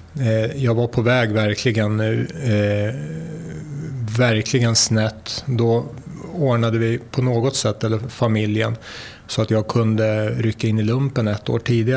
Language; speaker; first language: Swedish; native; Swedish